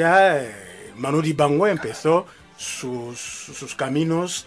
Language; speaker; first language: Spanish; non-native, fluent; Lingala